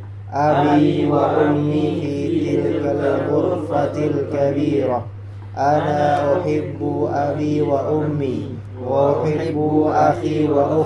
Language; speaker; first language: Arabic; non-native, learner; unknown